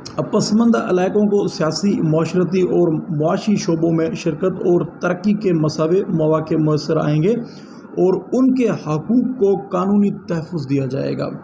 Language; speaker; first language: Urdu; non-native, local second language; Sindhi